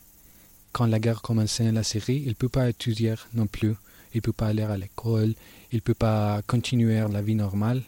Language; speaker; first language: French; non-native, learner; Spanish